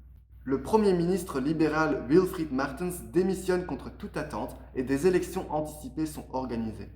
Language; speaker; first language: French; native; French